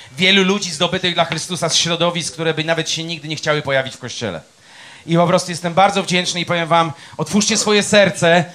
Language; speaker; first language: Polish; native; Polish